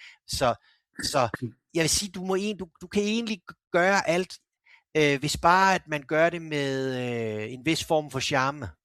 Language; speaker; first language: Danish; native; Danish